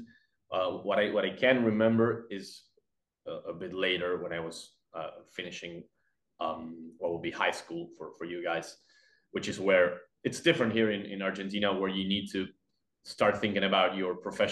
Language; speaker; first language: English; non-native, fluent; Spanish